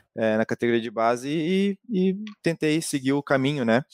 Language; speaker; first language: Portuguese; native; Portuguese